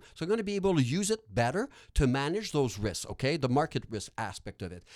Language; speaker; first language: English; non-native, fluent; French